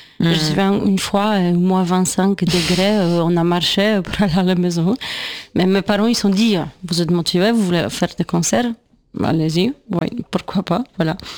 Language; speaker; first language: French; non-native, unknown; Polish